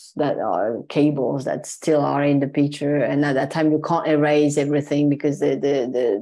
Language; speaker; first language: English; non-native, fluent; French